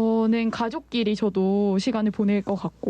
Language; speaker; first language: Korean; native; Korean